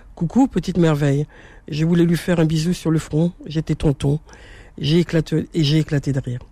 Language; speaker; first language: French; native; French